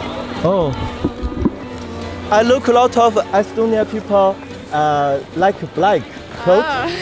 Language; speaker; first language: English; non-native, learner; Chinese